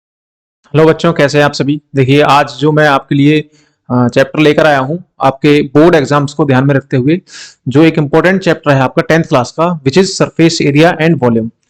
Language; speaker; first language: Hindi; native; Hindi